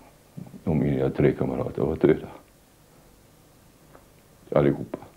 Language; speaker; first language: Swedish; non-native, fluent; German